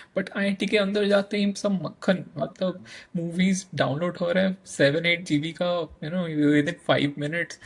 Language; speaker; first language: Hindi; non-native, local second language; Bangla